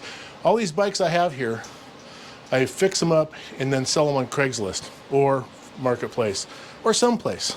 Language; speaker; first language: English; native; English